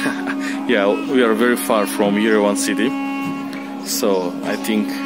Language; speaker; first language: English; non-native, learner; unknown